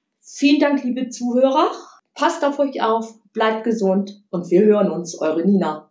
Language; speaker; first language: German; native; German